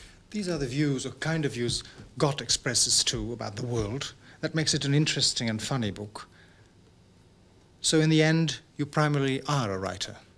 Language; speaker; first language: English; non-native, fluent; Dutch